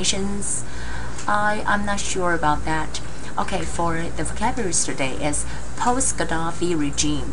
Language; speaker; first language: English; non-native, fluent; Chinese